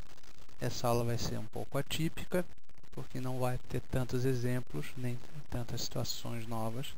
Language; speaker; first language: Portuguese; native; Portuguese